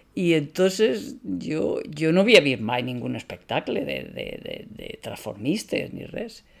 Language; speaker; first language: Catalan; native; Catalan